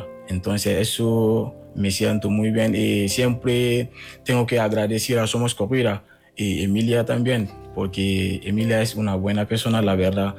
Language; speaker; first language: Spanish; non-native, learner; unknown